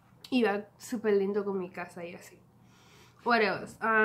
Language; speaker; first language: Spanish; native; Spanish